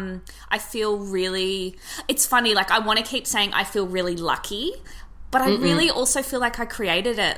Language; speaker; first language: English; native; English